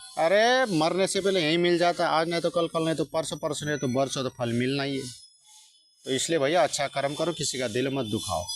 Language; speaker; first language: Hindi; native; Hindi